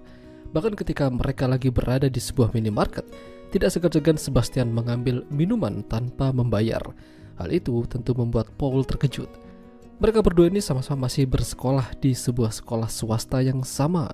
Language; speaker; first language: Indonesian; non-native, local second language; Javanese